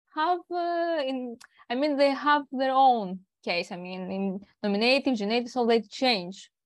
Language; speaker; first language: English; non-native, learner; Greek